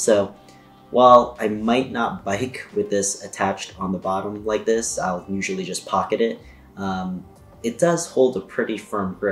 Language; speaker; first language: English; native; English